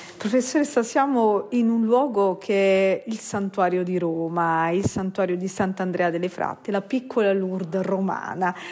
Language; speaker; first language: Italian; native; Italian